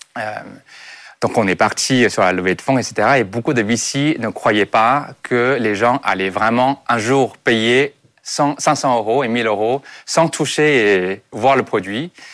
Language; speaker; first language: French; non-native, fluent; Chinese